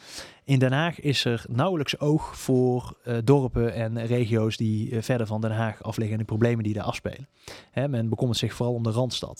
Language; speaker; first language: Dutch; native; Dutch